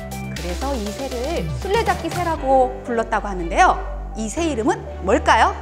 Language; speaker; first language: Korean; native; Korean